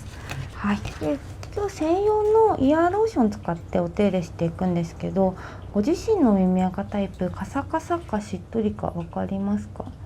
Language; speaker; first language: Japanese; native; Japanese